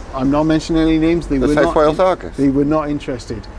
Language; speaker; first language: English; native; English